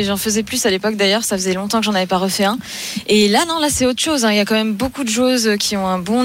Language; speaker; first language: French; native; French